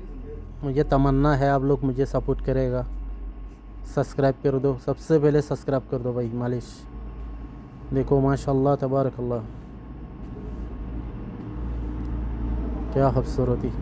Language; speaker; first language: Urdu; non-native, fluent; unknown